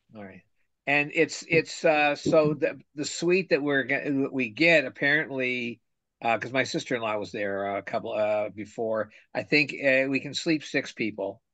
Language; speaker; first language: English; native; English